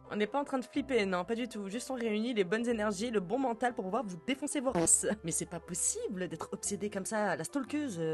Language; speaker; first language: French; native; French